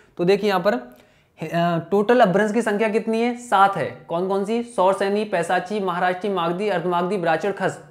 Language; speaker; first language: Hindi; native; Hindi